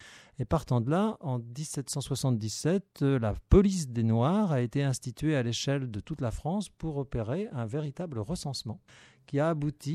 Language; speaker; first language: French; native; French